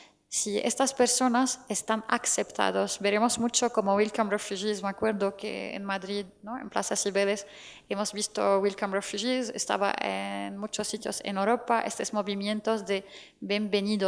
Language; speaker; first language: Spanish; non-native, fluent; Arabic